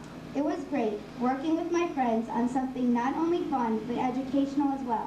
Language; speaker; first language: English; native; English